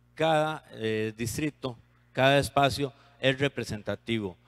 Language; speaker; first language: Spanish; native; Spanish